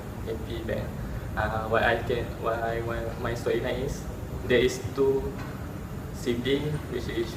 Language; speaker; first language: English; non-native, local second language; Malay